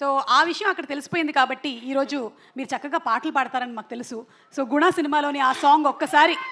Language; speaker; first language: Telugu; native; Telugu